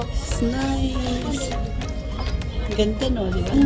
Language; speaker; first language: English; non-native, learner; Filipino